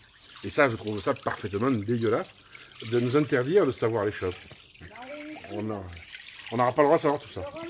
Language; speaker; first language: French; native; French